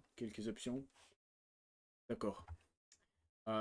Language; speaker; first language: French; non-native, learner; Russian